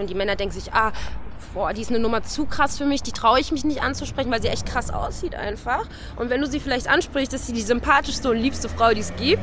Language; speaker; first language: German; native; German